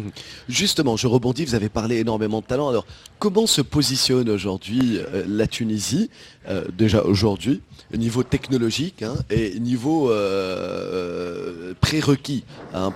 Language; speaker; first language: French; non-native, local second language; Arabic